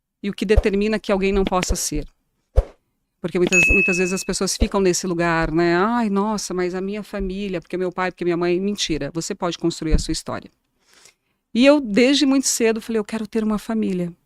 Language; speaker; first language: Portuguese; native; Portuguese